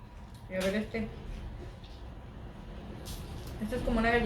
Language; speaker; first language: Spanish; native; Spanish